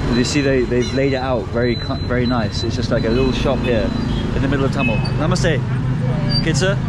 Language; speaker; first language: English; native; English